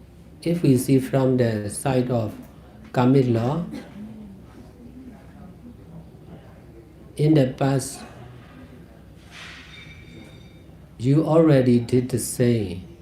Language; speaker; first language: English; non-native, fluent; Burmese